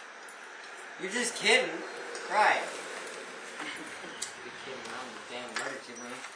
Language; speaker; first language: English; native; English